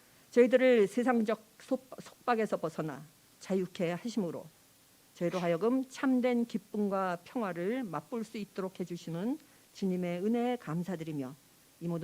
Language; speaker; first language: Korean; native; Korean